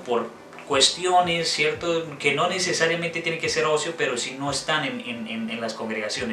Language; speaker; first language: Spanish; native; Spanish